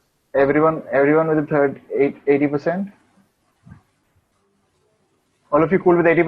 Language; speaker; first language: English; non-native, local second language; Hindi